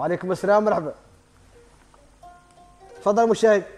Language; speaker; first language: Arabic; native; Arabic